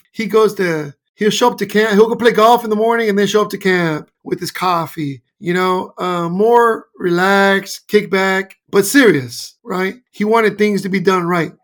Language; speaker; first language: English; native; English